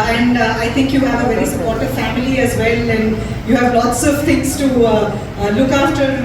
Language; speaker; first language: English; non-native, local second language; Kannada